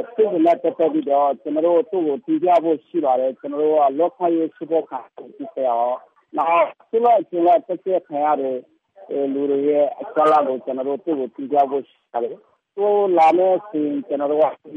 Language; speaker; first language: Burmese; non-native, local second language; Rohingya